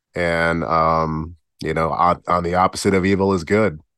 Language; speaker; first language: English; native; English